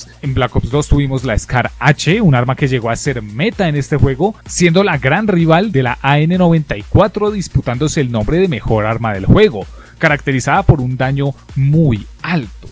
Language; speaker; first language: Spanish; native; Spanish